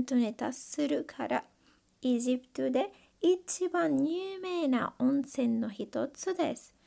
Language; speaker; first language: Japanese; non-native, learner; Arabic